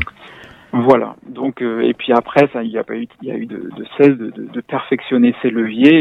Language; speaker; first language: French; native; French